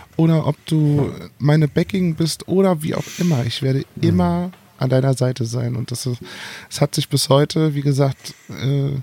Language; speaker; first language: German; native; German